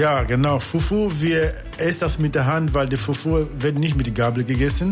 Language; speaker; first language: German; non-native, fluent; Portuguese